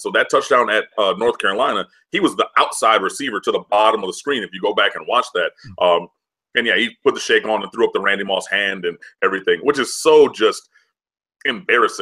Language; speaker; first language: English; native; English